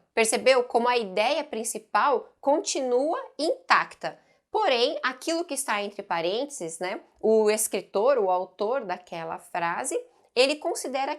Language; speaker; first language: Portuguese; native; Portuguese